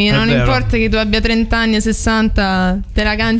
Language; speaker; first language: Italian; native; Italian